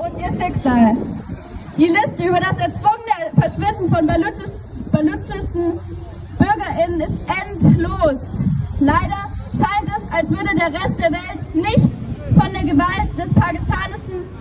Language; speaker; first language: German; native; German